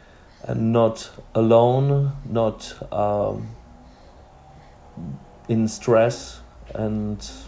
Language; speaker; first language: English; non-native, learner; Czech